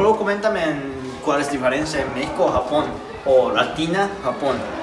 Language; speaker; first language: Spanish; non-native, learner; Japanese